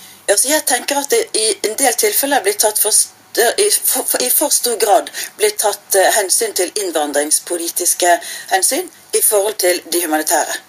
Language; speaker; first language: Norwegian; native; Norwegian